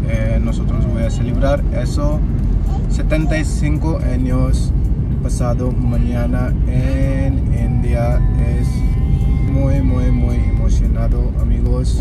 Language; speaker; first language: Spanish; non-native, learner; Hindi